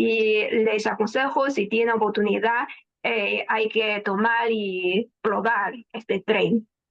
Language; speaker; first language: Spanish; non-native, fluent; Chinese